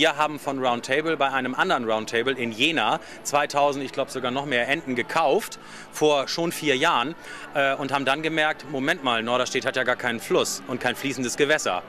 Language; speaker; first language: German; native; German